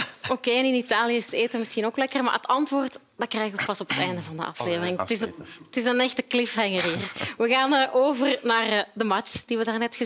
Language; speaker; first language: Dutch; native; Dutch